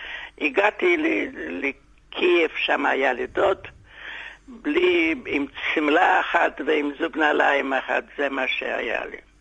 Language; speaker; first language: Hebrew; non-native, fluent; Yiddish